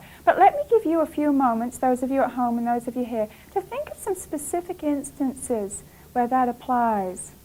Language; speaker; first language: English; native; English